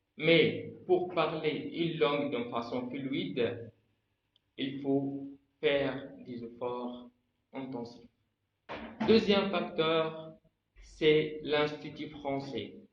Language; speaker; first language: French; non-native, fluent; Arabic